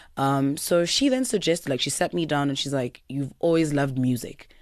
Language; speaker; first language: English; native; English